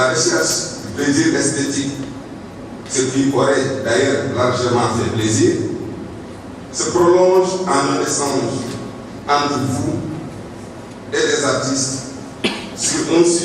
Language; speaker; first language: French; non-native, local second language; Wolof